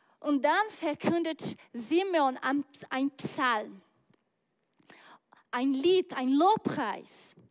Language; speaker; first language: German; non-native, learner; Portuguese